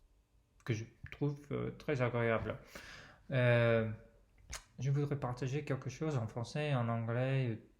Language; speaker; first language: French; non-native, fluent; English